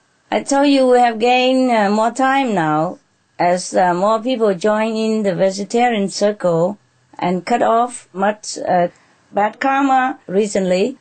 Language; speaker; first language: English; non-native, fluent; Vietnamese